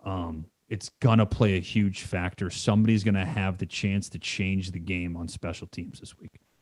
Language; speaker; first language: English; native; English